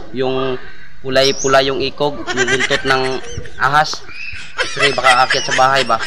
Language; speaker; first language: Filipino; non-native, local second language; Cebuano